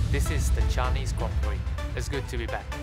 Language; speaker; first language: English; non-native, local second language; Chinese